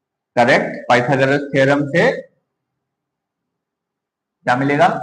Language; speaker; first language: Hindi; native; Hindi